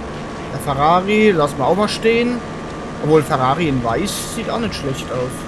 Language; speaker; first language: German; native; German